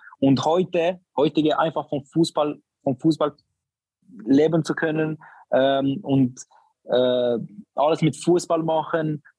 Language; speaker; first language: German; non-native, learner; Albanian